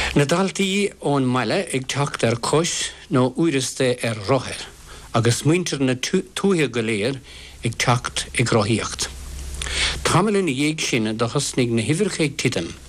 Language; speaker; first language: Irish; native; Irish